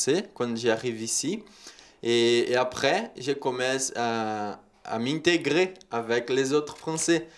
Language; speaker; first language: French; non-native, learner; Portuguese